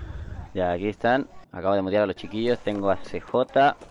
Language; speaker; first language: Spanish; native; Spanish